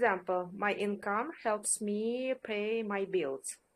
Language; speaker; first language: English; non-native, learner; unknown